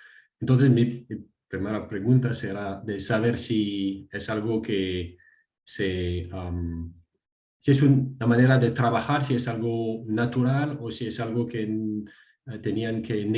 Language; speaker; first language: Spanish; non-native, fluent; French